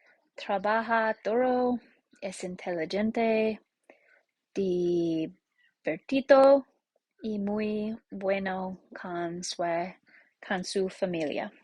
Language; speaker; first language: Spanish; non-native, learner; English